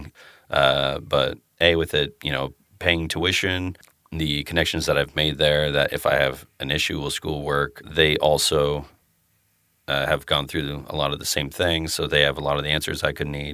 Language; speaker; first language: English; native; English